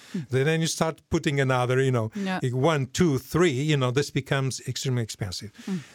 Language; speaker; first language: English; non-native, fluent; Portuguese